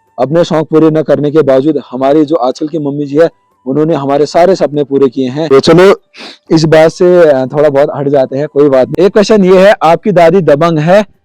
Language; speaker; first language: Hindi; native; Hindi